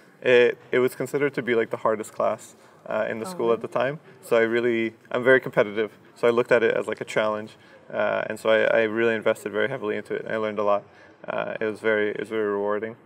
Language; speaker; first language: English; early bilingual, other home language; Russian